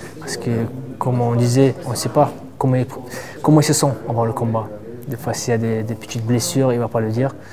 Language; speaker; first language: French; non-native, fluent; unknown